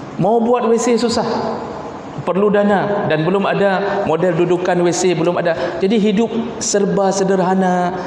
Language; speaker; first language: Malay; native; Malay